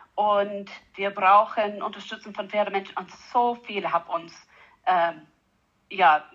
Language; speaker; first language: German; non-native, fluent; English